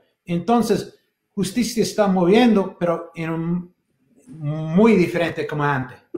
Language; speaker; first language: Spanish; non-native, fluent; English